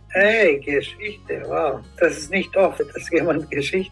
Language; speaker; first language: German; non-native, fluent; Greek